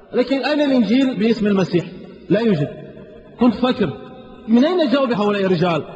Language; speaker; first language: Arabic; non-native, fluent; Portuguese